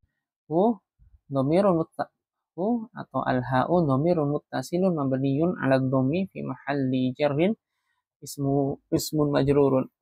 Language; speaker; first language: Arabic; non-native, fluent; Indonesian